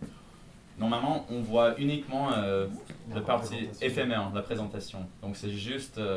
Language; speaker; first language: French; non-native, fluent; English